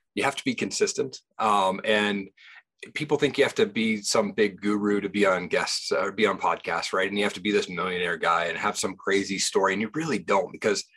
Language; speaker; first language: English; native; English